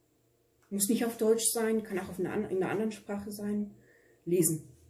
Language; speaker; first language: German; early bilingual, other home language; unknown